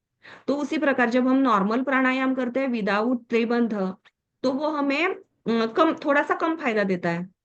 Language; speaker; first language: Hindi; native; Hindi